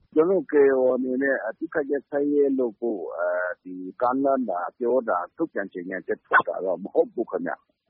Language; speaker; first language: Burmese; non-native, local second language; Kachin